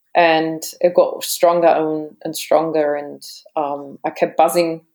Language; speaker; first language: English; non-native, fluent; German